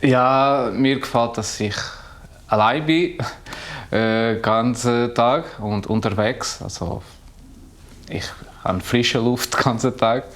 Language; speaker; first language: German; non-native, learner; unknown